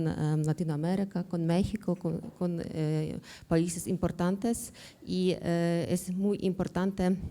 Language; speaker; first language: Spanish; non-native, learner; Ukrainian